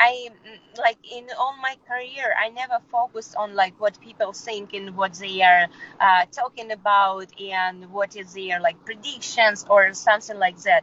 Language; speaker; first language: English; non-native, fluent; Russian